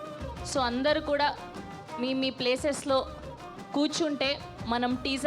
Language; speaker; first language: Telugu; native; Telugu